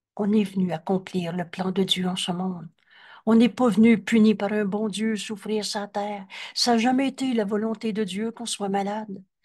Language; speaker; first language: French; native; French